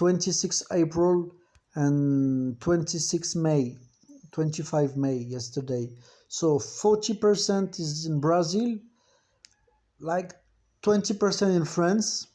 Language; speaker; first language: English; non-native, fluent; French